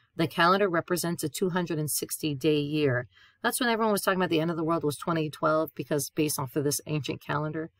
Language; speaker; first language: English; native; English